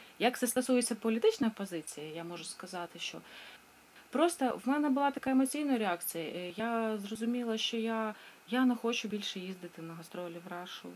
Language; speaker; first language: Ukrainian; non-native, local second language; Russian